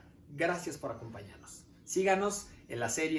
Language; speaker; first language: Spanish; native; Spanish